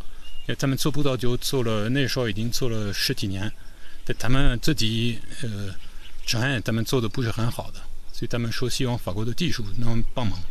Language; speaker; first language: Chinese; non-native, fluent; French